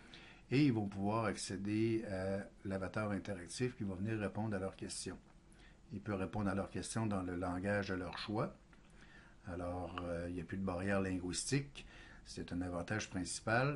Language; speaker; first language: French; native; French